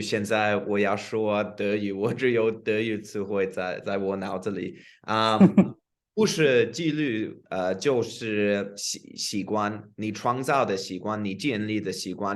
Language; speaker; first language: Chinese; non-native, fluent; English